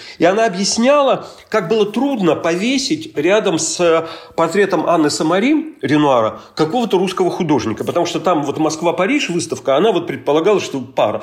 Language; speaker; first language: Russian; native; Russian